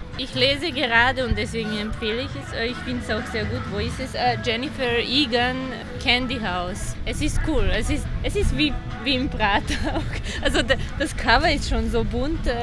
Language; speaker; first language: German; non-native, fluent; Serbian